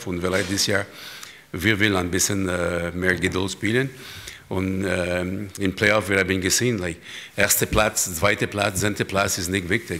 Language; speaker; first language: German; non-native, learner; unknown